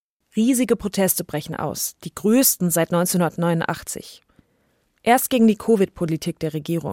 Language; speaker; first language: German; native; German